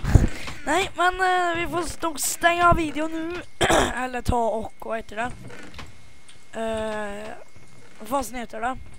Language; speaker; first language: Swedish; native; Swedish